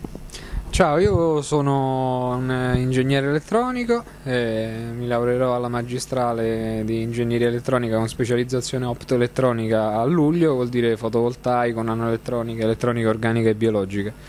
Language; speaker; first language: Italian; native; Italian